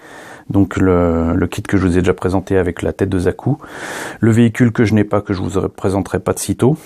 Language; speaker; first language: French; native; French